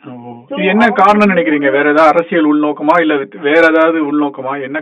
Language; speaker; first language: Tamil; native; Tamil